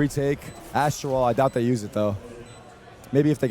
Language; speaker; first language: English; native; English